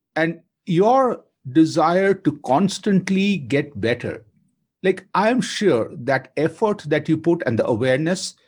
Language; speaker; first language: English; non-native, local second language; Bangla